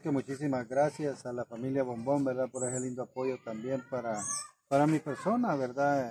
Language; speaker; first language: Spanish; native; Spanish